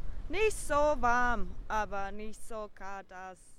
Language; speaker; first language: German; non-native, learner; Japanese